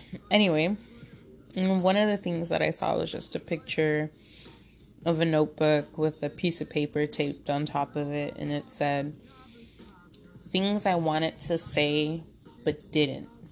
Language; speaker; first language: English; early bilingual, other home language; Spanish